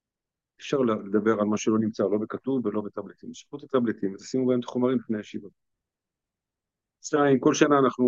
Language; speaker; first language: Hebrew; native; Hebrew